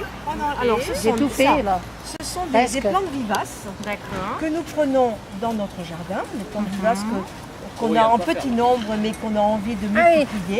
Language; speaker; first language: French; native; French